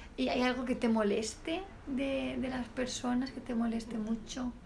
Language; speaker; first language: Spanish; native; Spanish